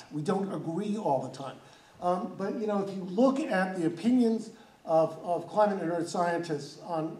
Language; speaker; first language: English; native; English